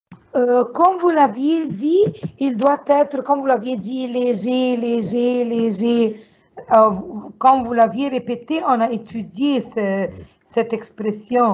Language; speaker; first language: French; non-native, learner; Arabic